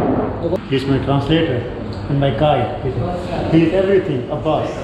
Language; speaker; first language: English; non-native, local second language; Urdu